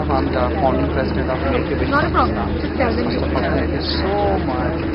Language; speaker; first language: English; non-native, local second language; Urdu